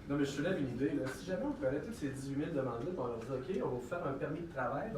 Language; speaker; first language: French; native; French